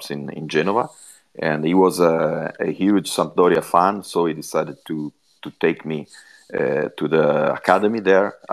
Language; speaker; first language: English; non-native, fluent; Italian